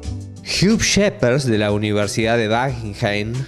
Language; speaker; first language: Spanish; native; Spanish